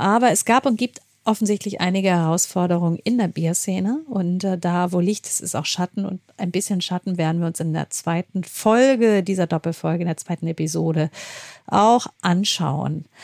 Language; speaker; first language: German; native; German